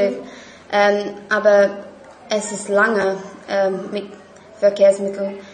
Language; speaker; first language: German; non-native, learner; English